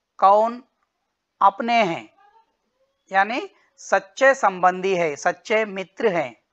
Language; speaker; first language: Hindi; non-native, local second language; Telugu